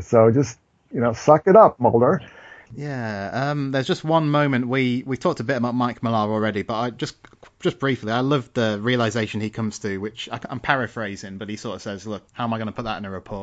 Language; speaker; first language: English; native; English